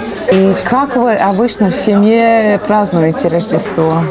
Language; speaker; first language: Russian; non-native, local second language; Latvian